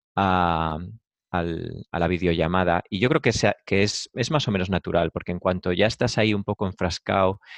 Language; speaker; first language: Spanish; native; Spanish